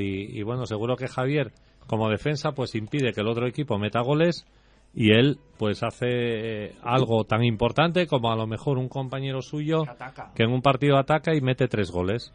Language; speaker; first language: Spanish; native; Spanish